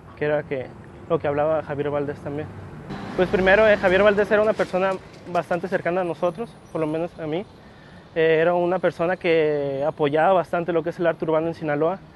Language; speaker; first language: Spanish; native; Spanish